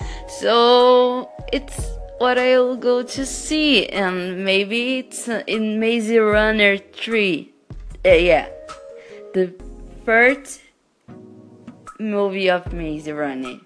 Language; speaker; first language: English; non-native, learner; Portuguese